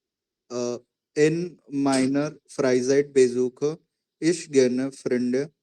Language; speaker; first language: German; non-native, learner; Hindi